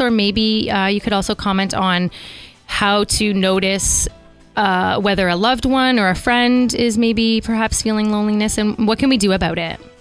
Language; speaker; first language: English; early bilingual, other home language; Italian